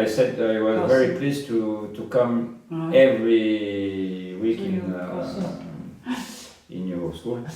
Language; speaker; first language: English; non-native, fluent; French